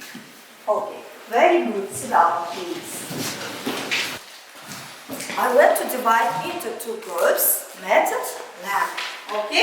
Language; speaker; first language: English; non-native, learner; Kazakh